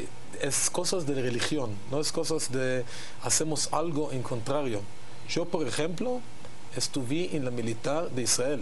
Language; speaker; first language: Spanish; non-native, learner; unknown